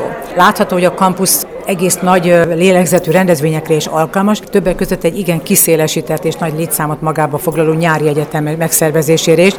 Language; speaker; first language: Hungarian; native; Hungarian